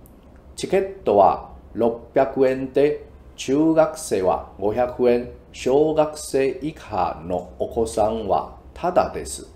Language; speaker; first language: Japanese; non-native, fluent; Chinese